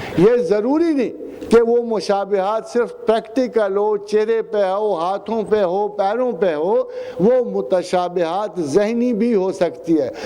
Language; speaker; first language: Urdu; non-native, local second language; Punjabi